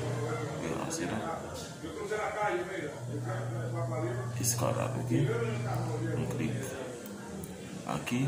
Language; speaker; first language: Spanish; non-native, learner; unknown